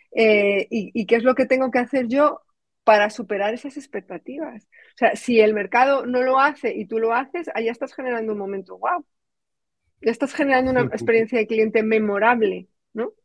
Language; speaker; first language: Spanish; native; Spanish